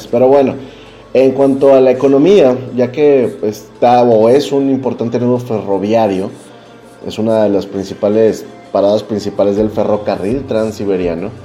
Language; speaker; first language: Spanish; native; Spanish